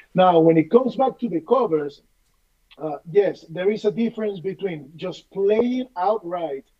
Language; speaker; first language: English; non-native, fluent; Spanish